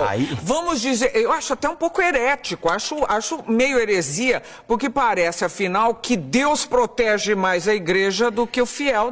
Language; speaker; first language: Portuguese; native; Portuguese